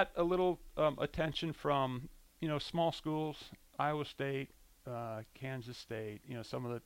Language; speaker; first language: English; native; English